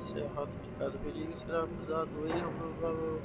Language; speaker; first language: Portuguese; native; Portuguese